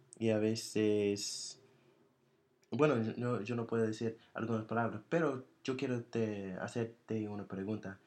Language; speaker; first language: Spanish; non-native, fluent; English